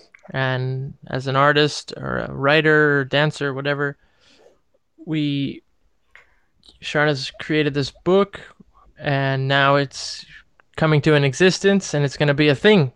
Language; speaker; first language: English; native; English